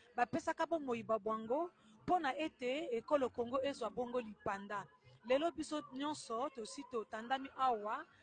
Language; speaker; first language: Lingala; native; Lingala